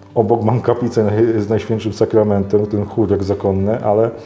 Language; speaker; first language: Polish; native; Polish